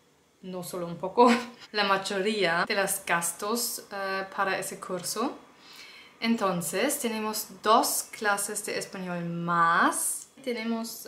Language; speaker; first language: Spanish; non-native, learner; German